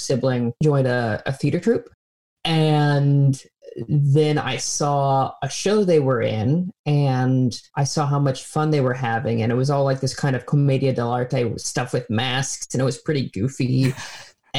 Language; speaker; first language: English; native; English